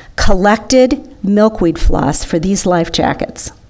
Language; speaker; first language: English; native; English